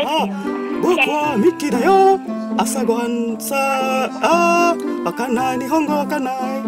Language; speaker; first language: Japanese; non-native, learner; Indonesian